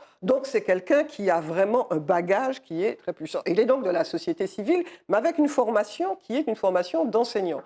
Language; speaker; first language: French; native; French